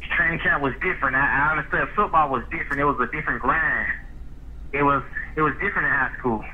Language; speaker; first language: English; native; English